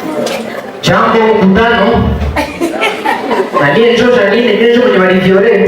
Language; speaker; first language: French; non-native, local second language; Swahili